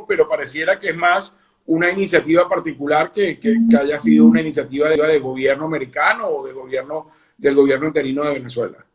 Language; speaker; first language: Spanish; native; Spanish